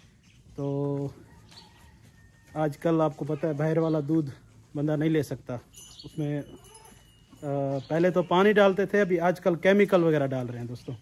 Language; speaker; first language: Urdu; non-native, local second language; Saraiki